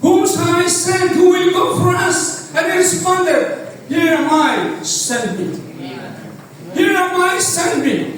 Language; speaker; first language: English; non-native, local second language; Filipino